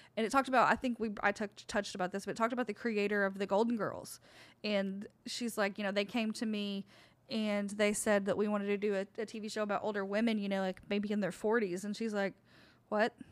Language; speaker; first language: English; native; English